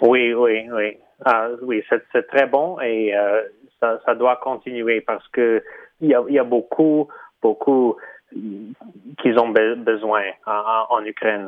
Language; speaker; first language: French; early bilingual, heritage; Ukrainian